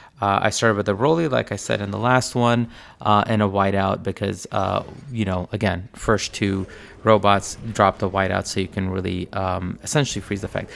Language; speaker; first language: English; native; English